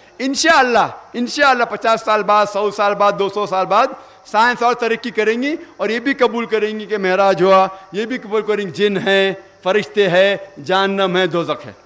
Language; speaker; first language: Urdu; non-native, local second language; Konkani